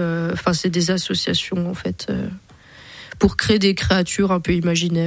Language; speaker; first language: French; native; French